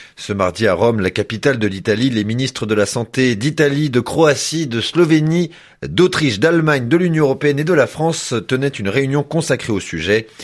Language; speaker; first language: French; native; French